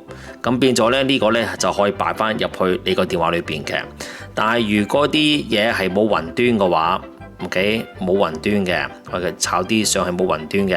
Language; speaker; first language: Cantonese; native; Cantonese